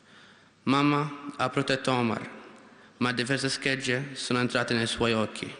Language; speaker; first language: Italian; non-native, learner; Arabic